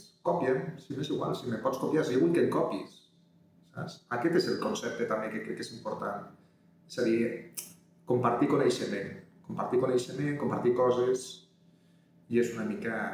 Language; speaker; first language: Catalan; native; Catalan